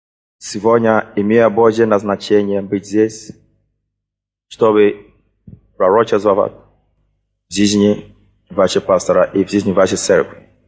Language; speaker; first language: Russian; non-native, fluent; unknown